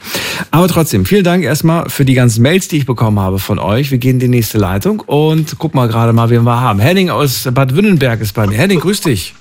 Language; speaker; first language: German; native; German